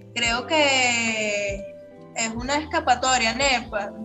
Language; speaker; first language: Spanish; native; Spanish